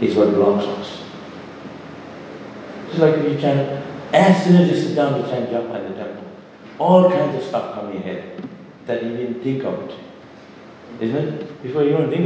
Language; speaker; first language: English; non-native, local second language; Bangla